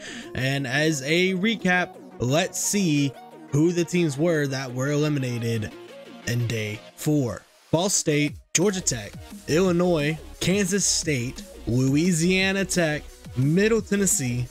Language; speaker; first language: English; native; English